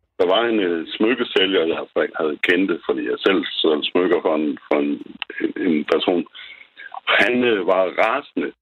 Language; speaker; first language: Danish; native; Danish